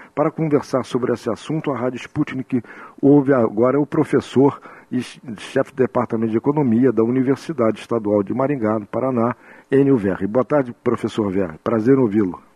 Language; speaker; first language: Portuguese; native; Portuguese